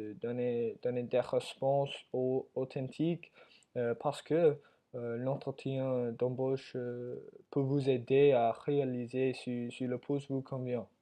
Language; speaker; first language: French; non-native, learner; English